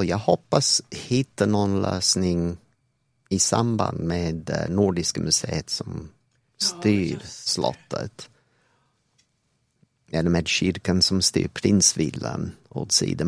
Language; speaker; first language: Swedish; non-native, fluent; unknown